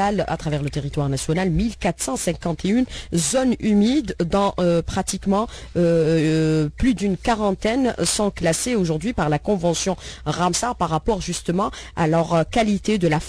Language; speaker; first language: French; non-native, local second language; Arabic